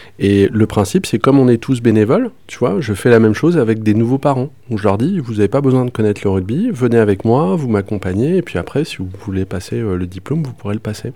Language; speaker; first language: French; native; French